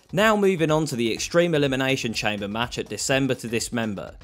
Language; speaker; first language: English; native; English